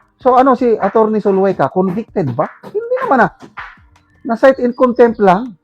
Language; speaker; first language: Filipino; native; Filipino